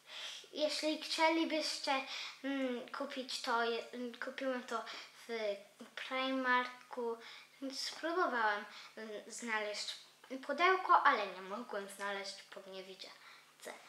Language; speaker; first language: Polish; early bilingual, heritage; Polish